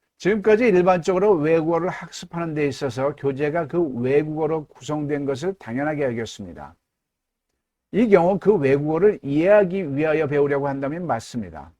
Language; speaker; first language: Korean; native; Korean